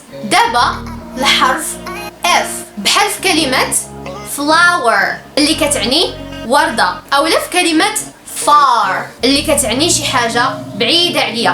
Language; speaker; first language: Arabic; native; Arabic